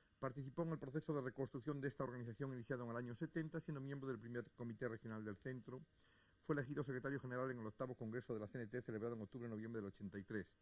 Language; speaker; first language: Spanish; native; Spanish